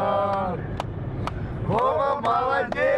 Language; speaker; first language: Russian; native; Russian